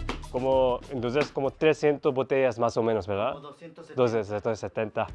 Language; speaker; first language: Spanish; non-native, learner; Korean